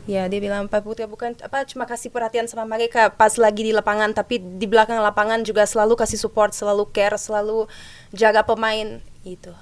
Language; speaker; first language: Indonesian; non-native, fluent; Portuguese